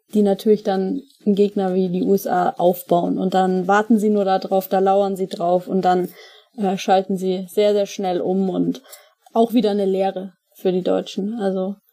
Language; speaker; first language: German; native; German